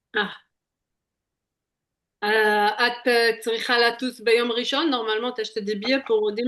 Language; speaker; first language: French; native; French